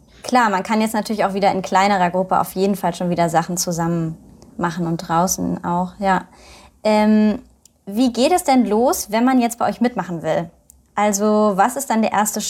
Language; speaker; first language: German; native; German